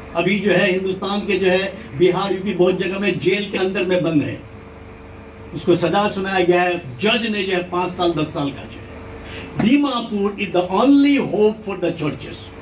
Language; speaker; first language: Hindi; non-native, local second language; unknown